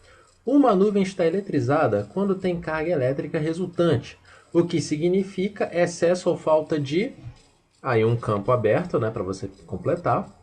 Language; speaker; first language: Portuguese; native; Portuguese